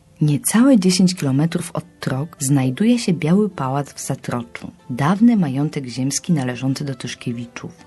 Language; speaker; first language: Polish; native; Polish